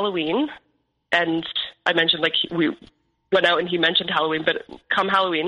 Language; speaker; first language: English; native; English